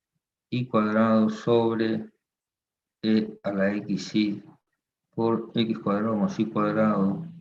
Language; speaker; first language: Spanish; native; Spanish